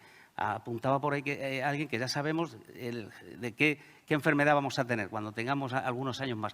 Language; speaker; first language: Spanish; native; Spanish